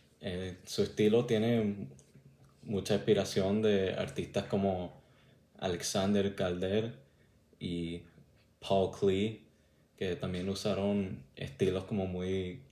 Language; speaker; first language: Spanish; non-native, learner; English